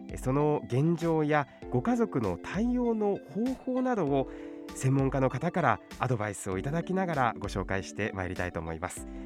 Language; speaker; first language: Japanese; native; Japanese